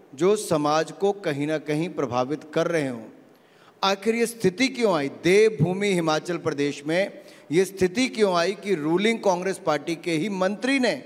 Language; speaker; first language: Hindi; native; Hindi